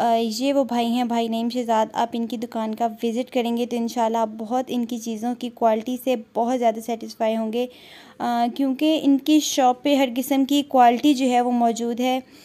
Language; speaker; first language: Urdu; non-native, local second language; Punjabi